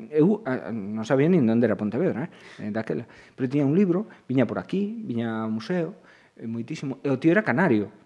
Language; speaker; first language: Galician; native; Galician